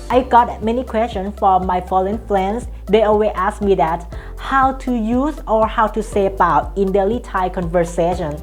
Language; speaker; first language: English; non-native, fluent; Thai